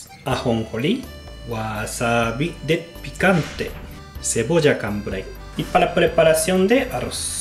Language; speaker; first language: Spanish; non-native, fluent; Japanese